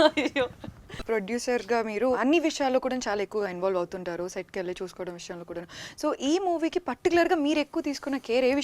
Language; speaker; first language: Telugu; native; Telugu